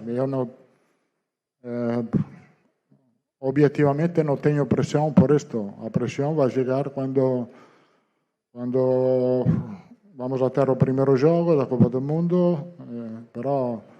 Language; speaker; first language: Portuguese; non-native, learner; Italian